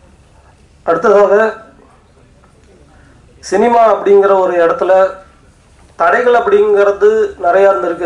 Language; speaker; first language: Tamil; native; Tamil